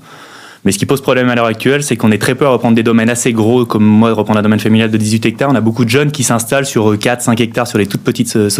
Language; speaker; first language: French; native; French